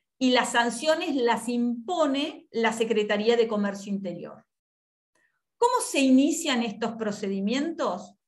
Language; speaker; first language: Spanish; native; Spanish